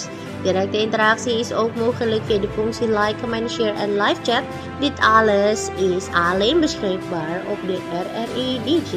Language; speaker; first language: Dutch; non-native, fluent; Indonesian